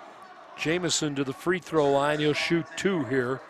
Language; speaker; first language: English; native; English